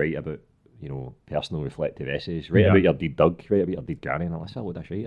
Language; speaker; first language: English; non-native, local second language; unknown